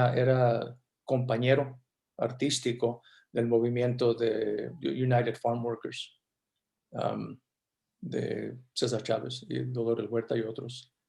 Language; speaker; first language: Spanish; early bilingual, heritage; Spanish